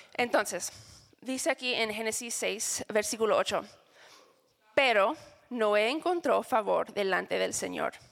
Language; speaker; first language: Spanish; non-native, fluent; English